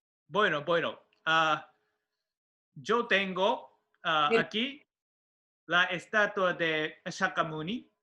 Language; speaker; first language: Spanish; non-native, fluent; Japanese